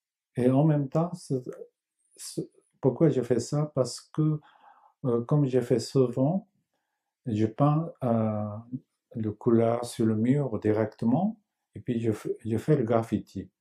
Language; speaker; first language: French; non-native, learner; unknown